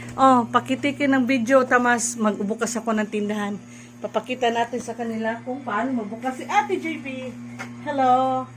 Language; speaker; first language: Filipino; non-native, local second language; Cebuano